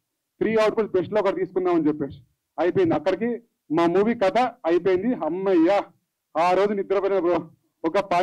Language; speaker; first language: Telugu; native; Telugu